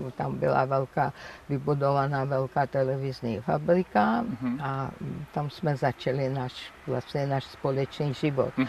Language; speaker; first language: Czech; non-native, fluent; Georgian